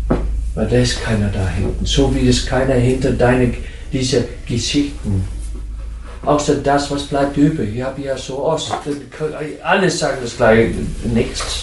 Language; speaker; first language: German; non-native, fluent; Dutch